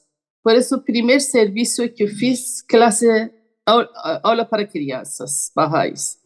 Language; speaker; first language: Portuguese; non-native, learner; Persian